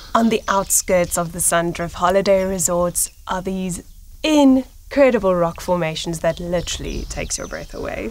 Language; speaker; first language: English; non-native, local second language; Afrikaans